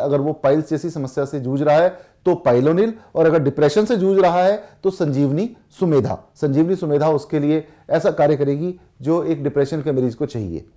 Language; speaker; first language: Hindi; native; Hindi